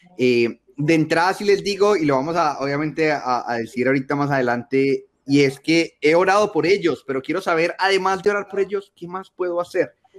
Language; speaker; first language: Spanish; native; Spanish